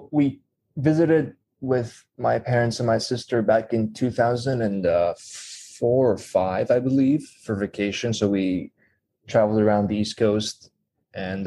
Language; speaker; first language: English; non-native, fluent; Greek